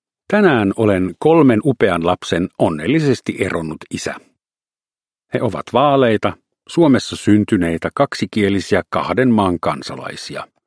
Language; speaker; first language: Finnish; non-native, fluent; German